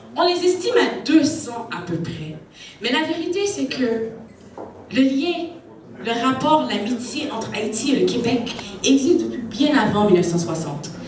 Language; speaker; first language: French; native; French